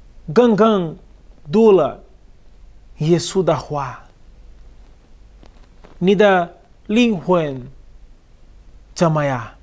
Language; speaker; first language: Chinese; non-native, fluent; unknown